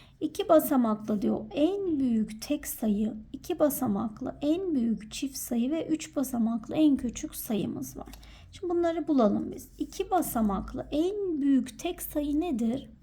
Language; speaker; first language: Turkish; native; Turkish